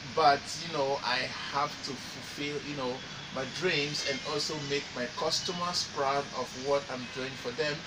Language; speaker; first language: English; non-native, local second language; Igbo